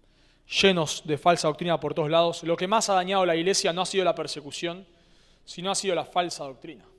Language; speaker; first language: Spanish; native; Spanish